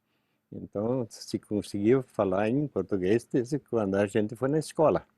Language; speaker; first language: Portuguese; non-native, local second language; German